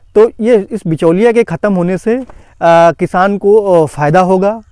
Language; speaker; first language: Hindi; native; Hindi